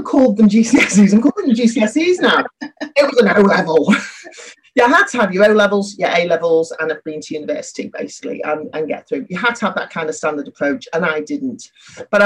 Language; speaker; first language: English; native; English